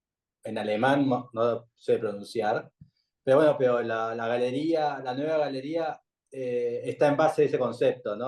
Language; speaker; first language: Spanish; native; Spanish